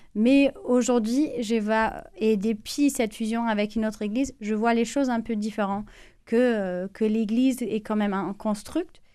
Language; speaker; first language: French; non-native, fluent; German